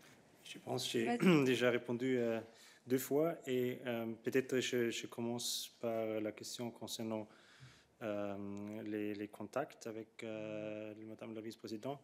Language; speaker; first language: French; non-native, fluent; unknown